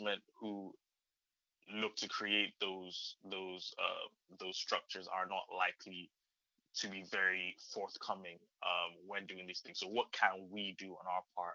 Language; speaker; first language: English; non-native, local second language; Yoruba